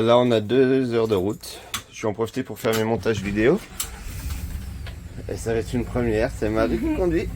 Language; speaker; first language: French; native; French